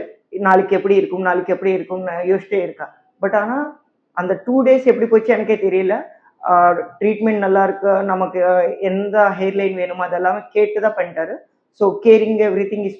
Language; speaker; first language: Tamil; non-native, learner; Telugu